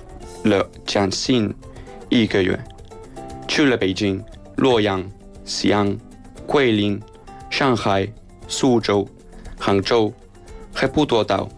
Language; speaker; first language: Chinese; non-native, fluent; Spanish